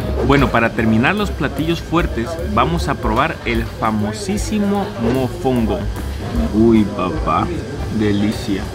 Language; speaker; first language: Spanish; native; Spanish